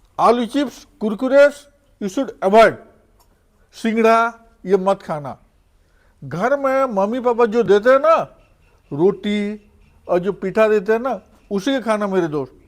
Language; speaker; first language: Hindi; non-native, local second language; Odia